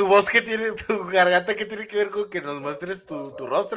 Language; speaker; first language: Spanish; native; Spanish